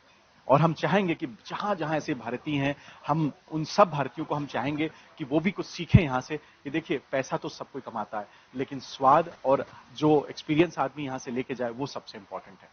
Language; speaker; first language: Hindi; native; Hindi